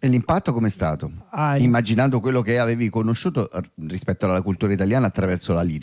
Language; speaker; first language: Italian; native; Italian